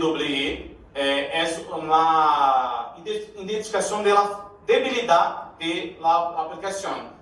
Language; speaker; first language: Spanish; non-native, learner; Portuguese